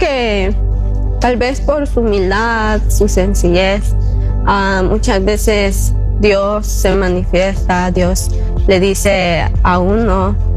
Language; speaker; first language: Spanish; native; Spanish